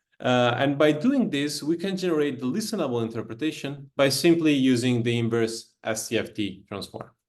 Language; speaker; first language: English; non-native, fluent; Italian